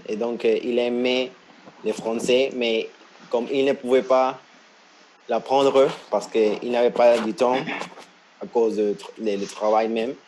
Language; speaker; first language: French; non-native, fluent; Spanish